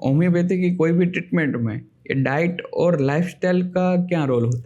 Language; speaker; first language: Hindi; non-native, local second language; Gujarati